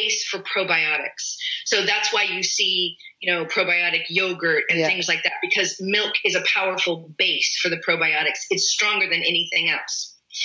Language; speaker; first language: English; native; English